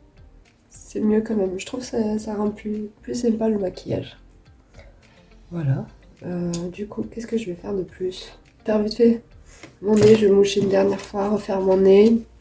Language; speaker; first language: French; native; French